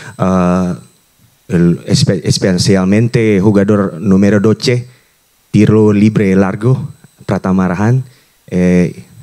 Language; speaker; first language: Spanish; non-native, learner; Indonesian